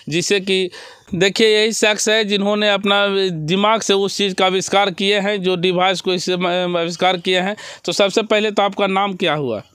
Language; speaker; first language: Hindi; native; Hindi